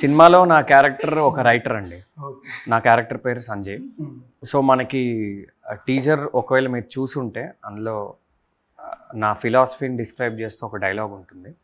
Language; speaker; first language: Telugu; native; Telugu